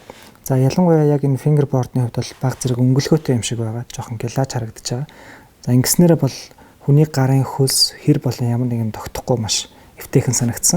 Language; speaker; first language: Mongolian; native; Mongolian